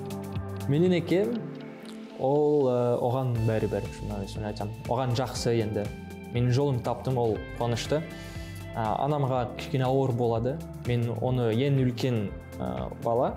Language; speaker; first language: Kazakh; non-native, learner; French